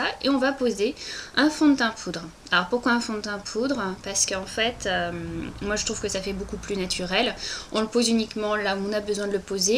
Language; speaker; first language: French; native; French